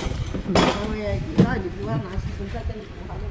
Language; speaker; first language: Filipino; non-native, learner; Chinese